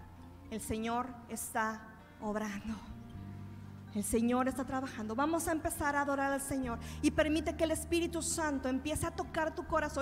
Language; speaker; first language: Spanish; native; Spanish